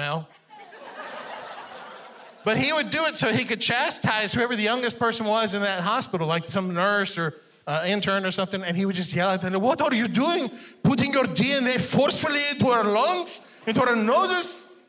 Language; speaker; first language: English; non-native, fluent; Persian